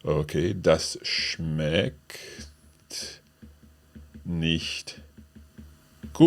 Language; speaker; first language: German; non-native, learner; English